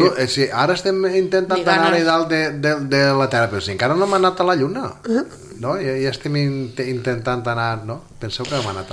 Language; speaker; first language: Catalan; native; Catalan